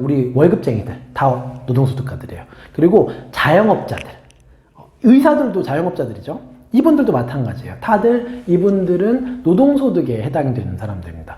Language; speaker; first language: Korean; native; Korean